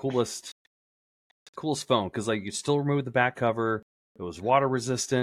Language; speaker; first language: English; native; English